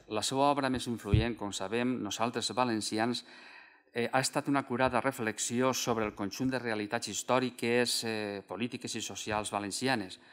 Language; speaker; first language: Catalan; native; Catalan